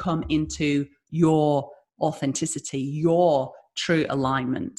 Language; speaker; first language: English; native; English